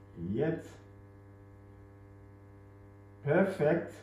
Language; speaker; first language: German; non-native, fluent; French